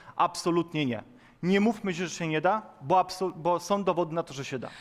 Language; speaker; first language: Polish; native; Polish